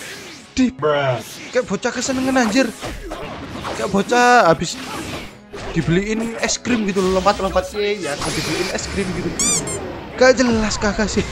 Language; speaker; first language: Indonesian; native; Indonesian